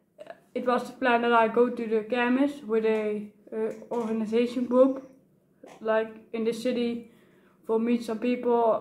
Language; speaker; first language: English; non-native, learner; Dutch